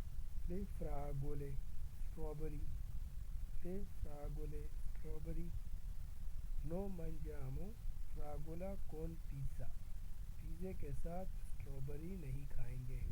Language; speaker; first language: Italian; non-native, learner; Urdu